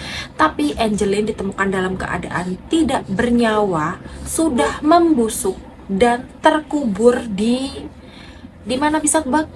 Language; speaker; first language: Indonesian; native; Indonesian